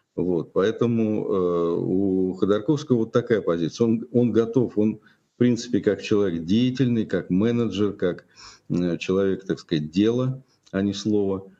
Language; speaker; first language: Russian; native; Russian